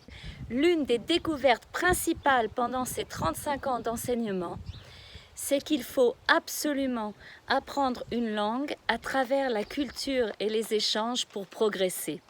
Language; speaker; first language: French; native; French